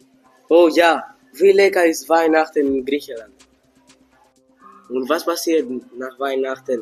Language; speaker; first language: German; non-native, learner; Greek